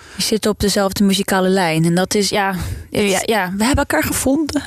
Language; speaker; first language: Dutch; non-native, fluent; Norwegian